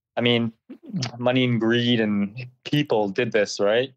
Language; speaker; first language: English; native; English